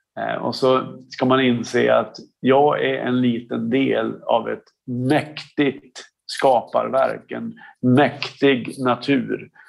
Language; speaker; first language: Swedish; native; Swedish